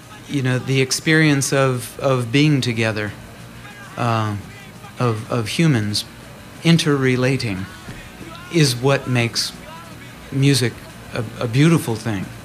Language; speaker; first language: English; native; English